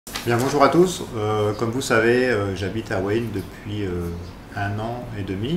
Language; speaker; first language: French; native; French